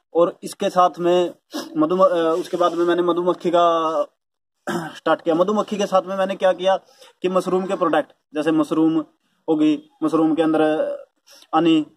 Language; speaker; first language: Hindi; native; Hindi